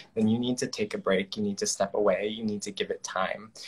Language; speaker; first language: English; native; English